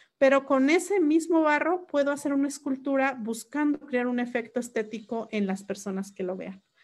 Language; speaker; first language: Spanish; non-native, local second language; Mixtepec Mixtec